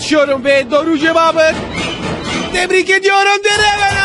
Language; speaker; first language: Turkish; non-native, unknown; Italian